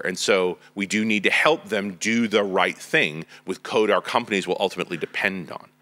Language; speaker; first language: English; native; English